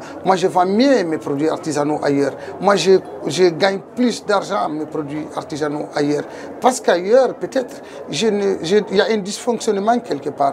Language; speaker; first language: French; non-native, local second language; Tamasheq